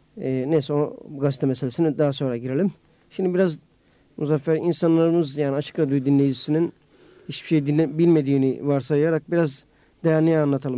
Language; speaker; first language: Turkish; native; Turkish